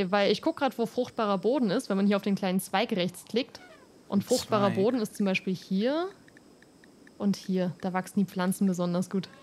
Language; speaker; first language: German; native; German